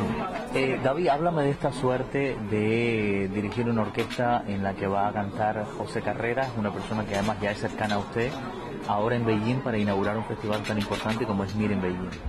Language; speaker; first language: Spanish; native; Spanish